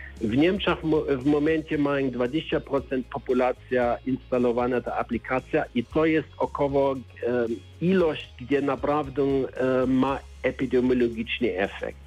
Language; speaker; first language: Polish; non-native, learner; German